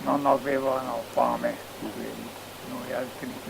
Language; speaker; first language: Italian; non-native, learner; Slovenian